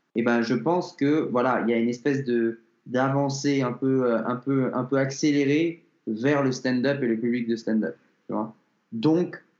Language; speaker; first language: French; native; French